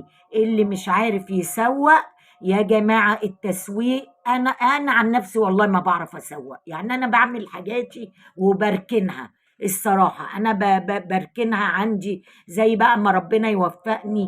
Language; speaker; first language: Arabic; native; Arabic